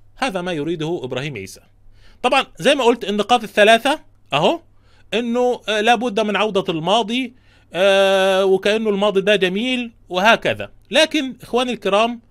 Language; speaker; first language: Arabic; native; Arabic